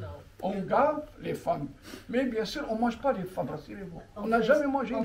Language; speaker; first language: French; non-native, local second language; Arabic